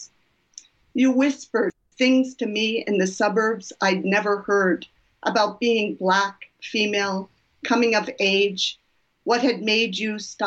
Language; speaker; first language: English; native; English